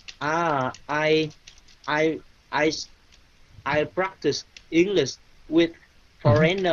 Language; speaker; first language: English; non-native, learner; Vietnamese